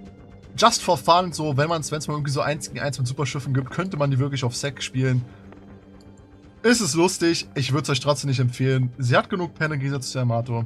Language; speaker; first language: German; native; German